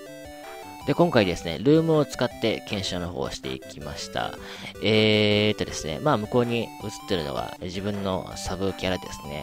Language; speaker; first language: Japanese; native; Japanese